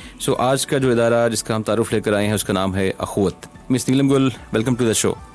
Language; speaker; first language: Urdu; native; Urdu